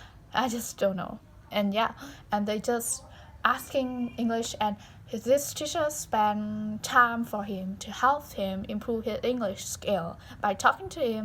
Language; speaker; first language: English; non-native, learner; Vietnamese